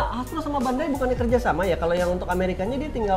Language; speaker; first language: Indonesian; native; Indonesian